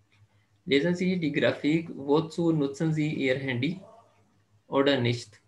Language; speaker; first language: German; non-native, fluent; Urdu